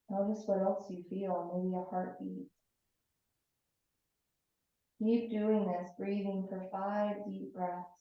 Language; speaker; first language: English; native; English